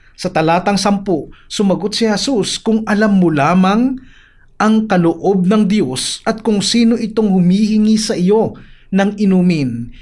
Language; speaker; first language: Filipino; native; Filipino